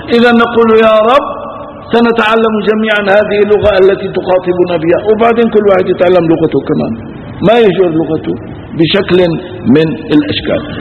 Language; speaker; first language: Arabic; early bilingual, other home language; Kurdish